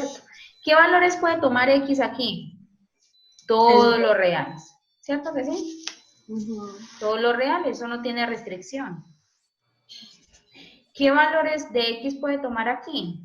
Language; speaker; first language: Spanish; native; Spanish